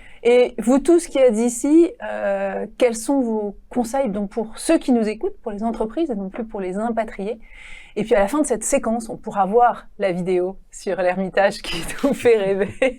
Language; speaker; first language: French; native; French